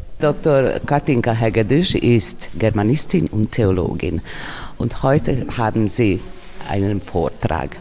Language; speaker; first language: German; non-native, fluent; Serbian